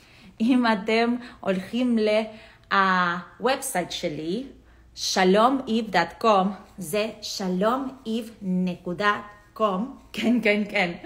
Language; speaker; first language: Hebrew; non-native, fluent; English